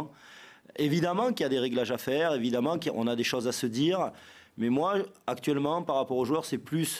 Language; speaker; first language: French; native; French